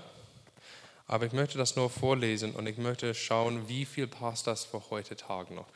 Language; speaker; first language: German; non-native, fluent; English